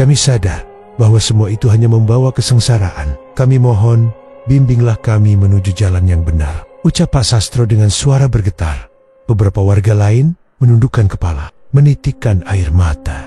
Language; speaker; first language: Indonesian; native; Indonesian